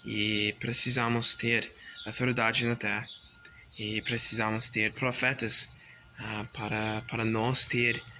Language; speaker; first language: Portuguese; non-native, learner; English